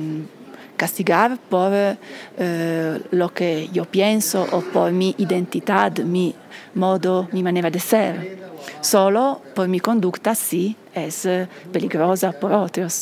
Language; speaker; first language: Spanish; non-native, fluent; Italian